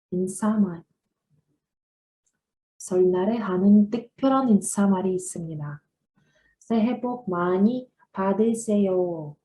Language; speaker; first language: Korean; non-native, learner; Russian